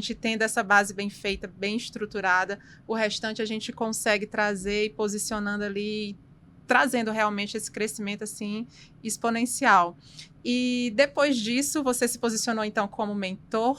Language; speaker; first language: Portuguese; native; Portuguese